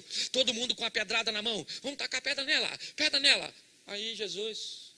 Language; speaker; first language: Portuguese; native; Portuguese